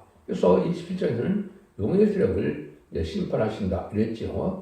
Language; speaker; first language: Korean; native; Korean